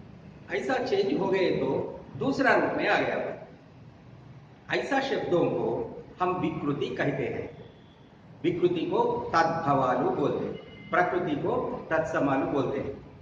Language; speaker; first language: Hindi; non-native, local second language; Telugu